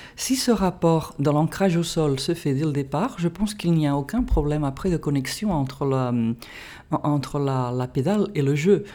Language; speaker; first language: French; non-native, fluent; Catalan